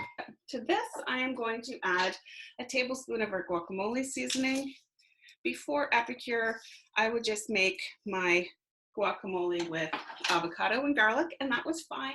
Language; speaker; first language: English; native; English